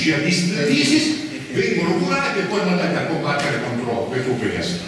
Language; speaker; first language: Italian; native; Italian